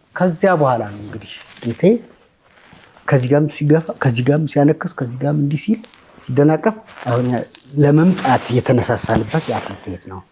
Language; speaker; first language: Amharic; native; Amharic